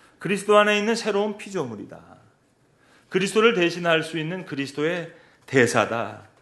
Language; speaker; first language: Korean; native; Korean